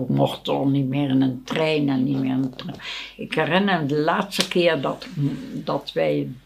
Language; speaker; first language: Dutch; native; Dutch